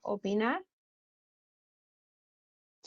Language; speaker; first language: Spanish; native; Spanish